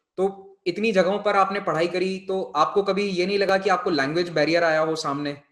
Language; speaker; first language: Hindi; native; Hindi